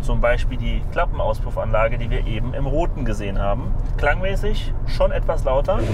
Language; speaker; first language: German; native; German